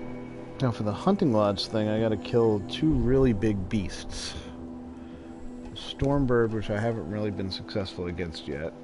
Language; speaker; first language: English; native; English